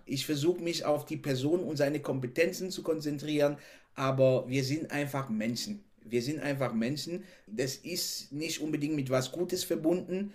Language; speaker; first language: German; non-native, fluent; French